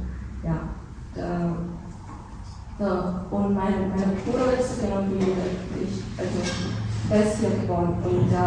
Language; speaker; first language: German; non-native, learner; Vietnamese